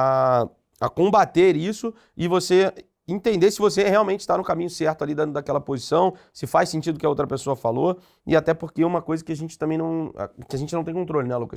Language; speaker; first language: Portuguese; native; Portuguese